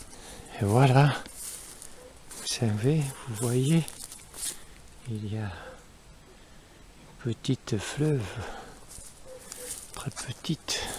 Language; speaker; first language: French; non-native, fluent; Spanish